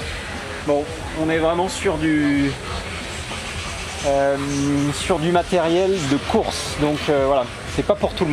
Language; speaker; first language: French; native; French